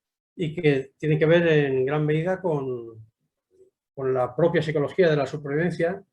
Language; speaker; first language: Spanish; native; Spanish